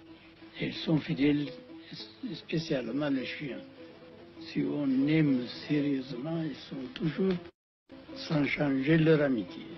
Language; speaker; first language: French; non-native, fluent; Amharic